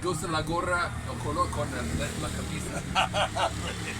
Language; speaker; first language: Spanish; non-native, fluent; English